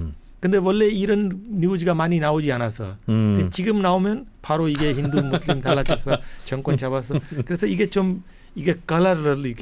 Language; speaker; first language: Korean; non-native, fluent; Hindi